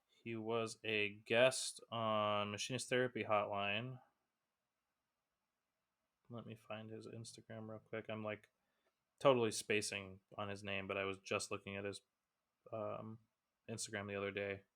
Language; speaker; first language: English; native; English